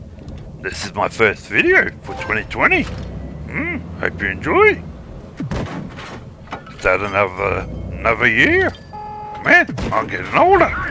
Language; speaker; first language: English; native; English